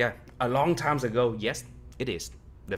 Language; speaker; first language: English; non-native, fluent; Vietnamese